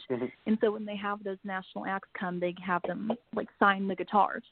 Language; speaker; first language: English; native; English